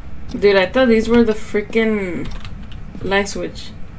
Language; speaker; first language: English; early bilingual, other home language; Spanish